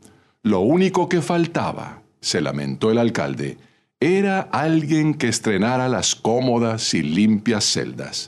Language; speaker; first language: Spanish; native; Spanish